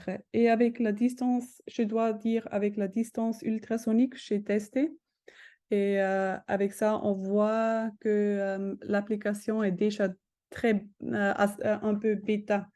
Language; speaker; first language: French; non-native, fluent; German